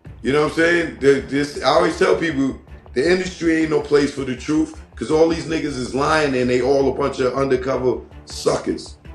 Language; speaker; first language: English; native; English